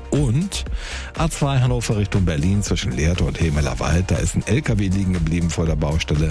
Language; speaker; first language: German; native; German